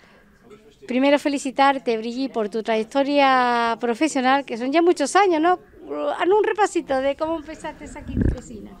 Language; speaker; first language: Spanish; native; Spanish